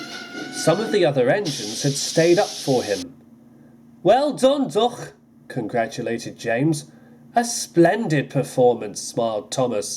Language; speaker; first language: English; native; English